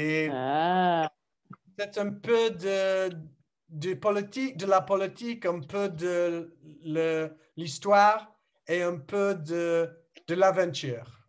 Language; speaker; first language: French; non-native, learner; English